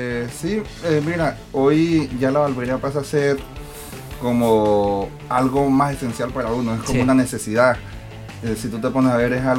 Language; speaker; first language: Spanish; native; Spanish